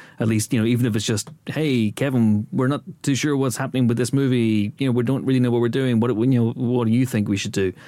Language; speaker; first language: English; native; English